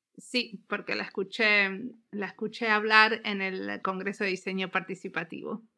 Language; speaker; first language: Spanish; native; Spanish